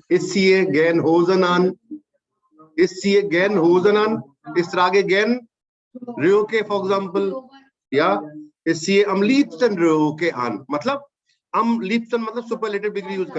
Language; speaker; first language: German; non-native, fluent; Hindi